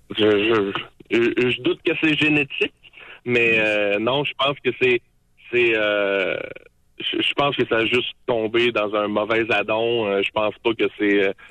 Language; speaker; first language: French; native; French